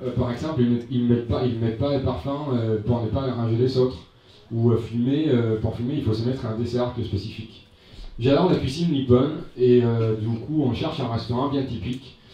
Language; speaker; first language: French; non-native, fluent; Spanish